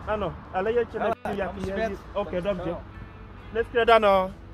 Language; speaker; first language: Czech; non-native, learner; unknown